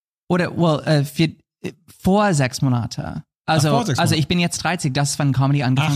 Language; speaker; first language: German; non-native, fluent; English